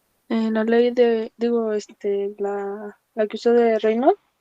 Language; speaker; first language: Spanish; native; Spanish